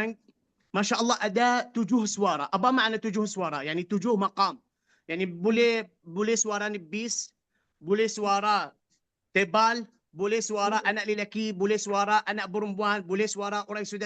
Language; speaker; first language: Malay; non-native, fluent; Arabic